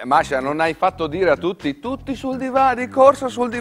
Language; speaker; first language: Italian; native; Italian